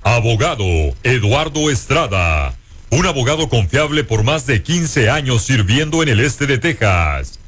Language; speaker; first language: Spanish; native; Spanish